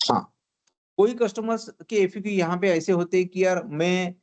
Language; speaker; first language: Hindi; non-native, local second language; Marathi